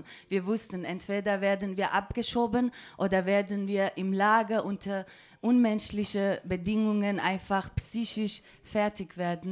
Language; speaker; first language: German; non-native, fluent; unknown